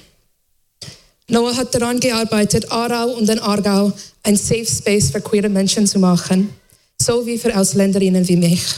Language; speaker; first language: German; non-native, fluent; English